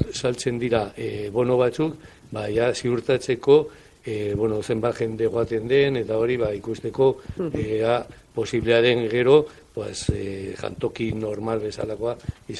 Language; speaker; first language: Basque; non-native, local second language; Spanish